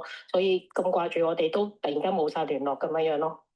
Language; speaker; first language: Cantonese; native; Cantonese